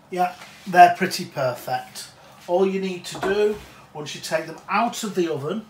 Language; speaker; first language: English; native; English